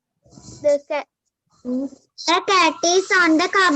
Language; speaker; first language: English; non-native, learner; Sinhala